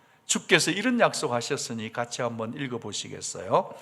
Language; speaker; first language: Korean; native; Korean